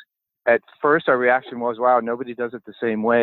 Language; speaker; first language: English; native; English